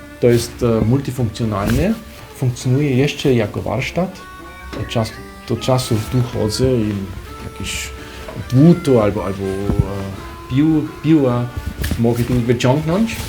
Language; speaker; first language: Polish; non-native, fluent; German